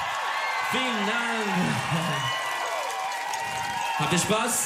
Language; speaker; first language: German; non-native, learner; Turkish